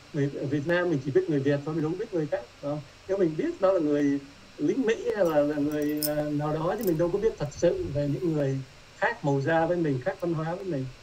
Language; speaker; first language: Vietnamese; native; Vietnamese